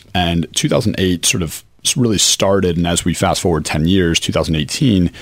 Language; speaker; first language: English; native; English